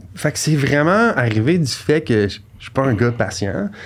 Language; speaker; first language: French; native; French